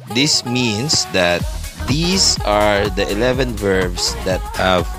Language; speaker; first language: English; non-native, local second language; Filipino